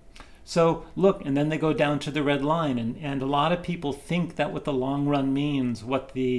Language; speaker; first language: English; native; English